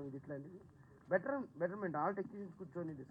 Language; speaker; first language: Telugu; native; Telugu